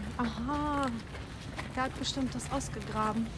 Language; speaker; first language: German; non-native, learner; Ukrainian